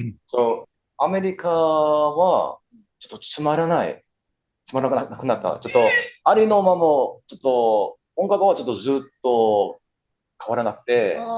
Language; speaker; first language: Japanese; non-native, fluent; English